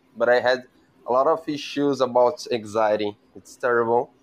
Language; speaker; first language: English; non-native, learner; Portuguese